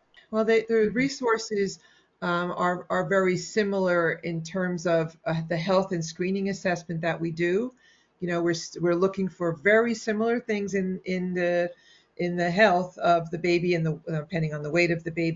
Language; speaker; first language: English; native; English